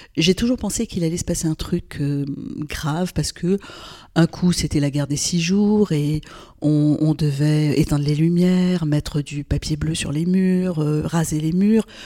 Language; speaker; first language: French; non-native, local second language; Arabic